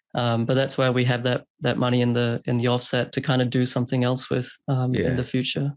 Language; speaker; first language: English; early bilingual, other home language; Hindi